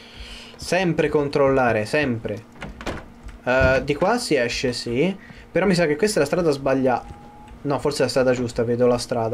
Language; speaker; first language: Italian; native; Italian